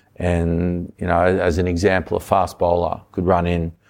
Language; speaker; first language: English; native; English